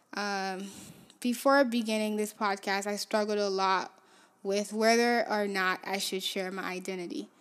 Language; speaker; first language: English; early bilingual, other home language; Haitian Creole